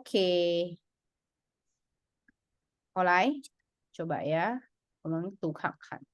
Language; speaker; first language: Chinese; non-native, fluent; Indonesian